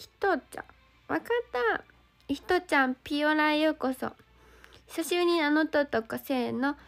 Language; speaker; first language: Japanese; native; Japanese